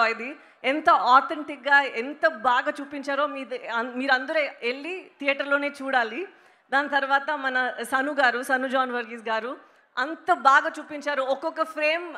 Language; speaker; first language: Telugu; non-native, local second language; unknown